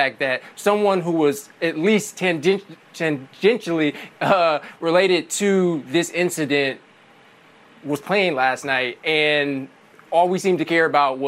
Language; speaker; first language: English; native; English